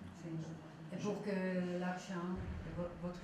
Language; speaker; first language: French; non-native, learner; Spanish